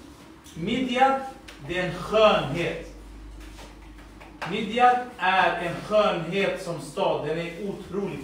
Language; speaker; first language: Swedish; early bilingual, other home language; Assyrian Neo-Aramaic